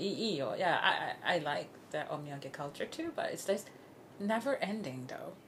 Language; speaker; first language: English; non-native, fluent; Japanese